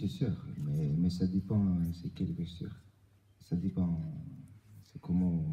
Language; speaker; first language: French; non-native, learner; Albanian